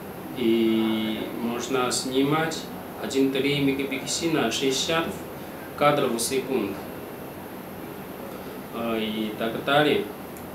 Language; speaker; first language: Russian; non-native, learner; Chinese